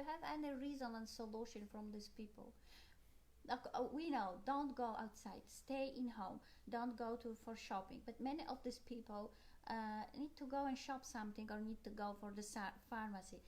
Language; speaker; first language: English; non-native, learner; Polish